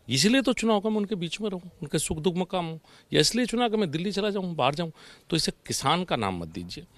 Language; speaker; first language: Hindi; native; Hindi